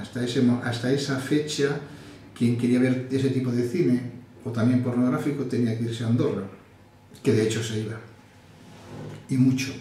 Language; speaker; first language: Spanish; native; Spanish